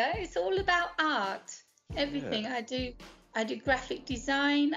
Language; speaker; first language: English; native; English